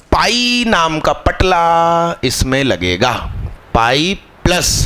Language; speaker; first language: Hindi; non-native, local second language; Gujarati